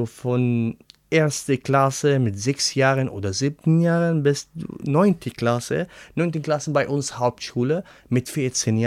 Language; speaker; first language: German; non-native, learner; Arabic